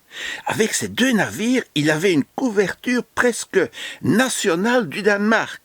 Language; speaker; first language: French; native; French